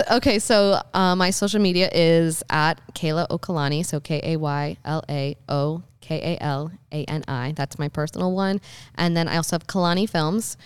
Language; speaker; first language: English; native; English